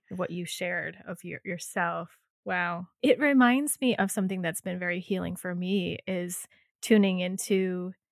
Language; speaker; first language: English; native; English